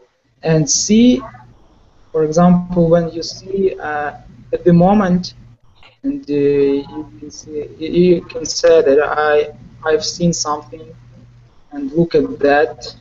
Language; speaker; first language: English; non-native, learner; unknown